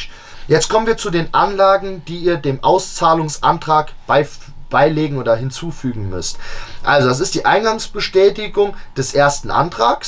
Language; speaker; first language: German; native; German